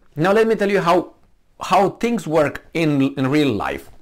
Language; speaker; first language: English; non-native, fluent; Romanian